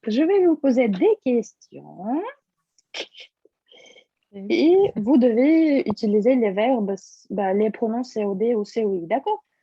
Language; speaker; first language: French; non-native, fluent; Russian